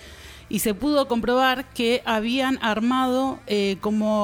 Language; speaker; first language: Spanish; native; Spanish